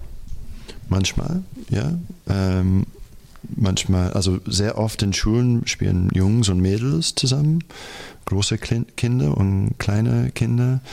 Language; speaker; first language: German; non-native, fluent; English